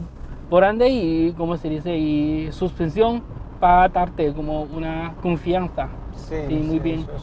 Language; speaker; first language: Spanish; non-native, learner; Chinese